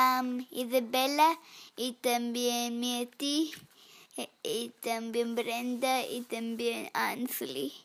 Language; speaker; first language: Spanish; early bilingual, heritage; English